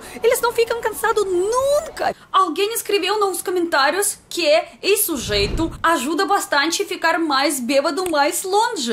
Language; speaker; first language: Portuguese; non-native, learner; Russian